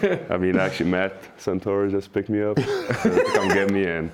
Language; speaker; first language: English; non-native, fluent; Arabic